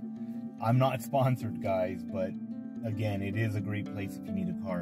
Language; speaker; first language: English; native; English